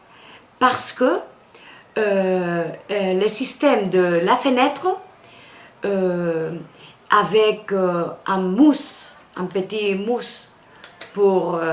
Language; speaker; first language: French; non-native, learner; Spanish